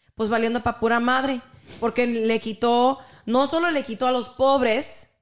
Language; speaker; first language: Spanish; early bilingual, heritage; Spanish